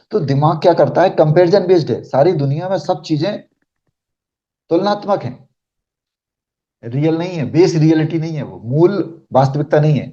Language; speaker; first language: Hindi; native; Hindi